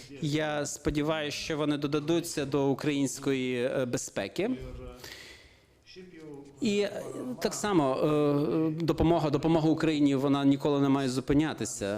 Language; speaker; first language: Ukrainian; non-native, fluent; Lithuanian